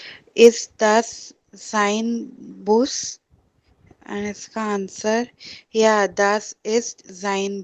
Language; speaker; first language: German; non-native, learner; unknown